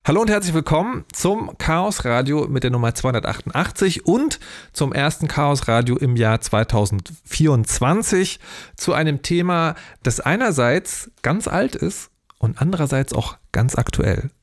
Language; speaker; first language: German; native; German